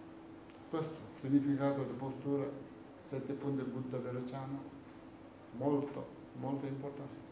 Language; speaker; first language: Italian; non-native, learner; Tibetan